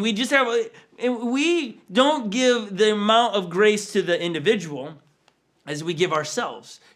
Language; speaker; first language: English; native; English